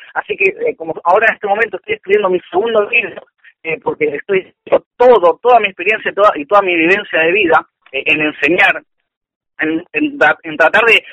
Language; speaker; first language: Spanish; native; Spanish